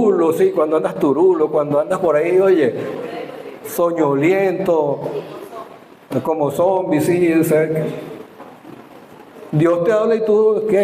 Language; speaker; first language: Spanish; native; Spanish